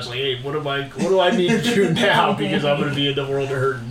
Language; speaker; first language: English; native; English